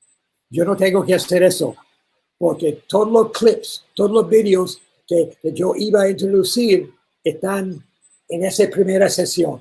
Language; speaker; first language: Spanish; non-native, learner; English